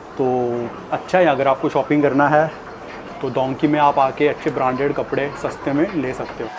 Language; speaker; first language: Hindi; native; Hindi